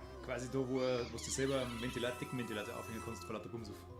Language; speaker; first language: German; native; German